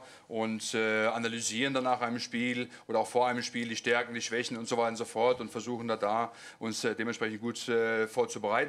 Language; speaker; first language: German; native; German